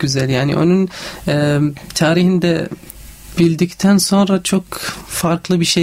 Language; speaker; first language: Turkish; non-native, learner; Arabic